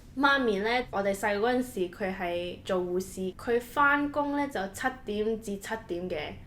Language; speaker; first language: Cantonese; early bilingual, heritage; Cantonese